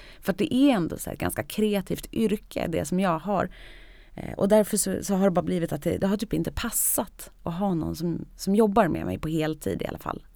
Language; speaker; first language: Swedish; native; Swedish